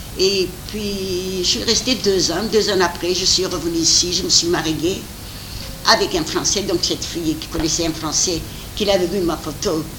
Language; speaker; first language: French; non-native, fluent; Armenian